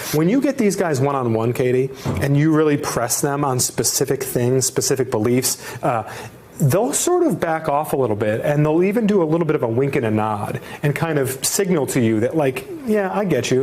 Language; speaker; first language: English; native; English